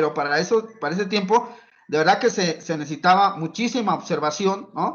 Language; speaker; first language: Spanish; native; Spanish